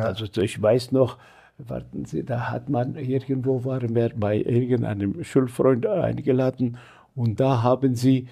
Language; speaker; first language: German; non-native, fluent; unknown